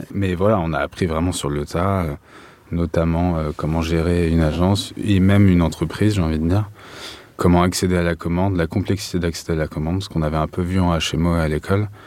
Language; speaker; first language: French; native; French